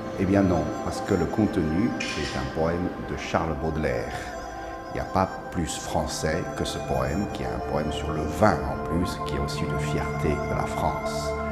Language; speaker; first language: French; non-native, fluent; Chinese